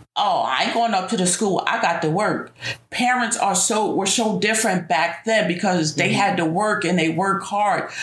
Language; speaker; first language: English; native; English